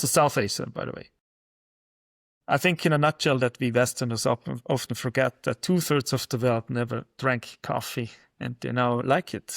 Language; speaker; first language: English; non-native, fluent; German